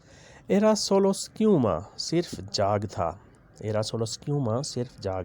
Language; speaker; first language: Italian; non-native, learner; Urdu